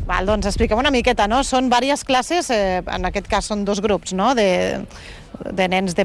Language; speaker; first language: Catalan; native; Catalan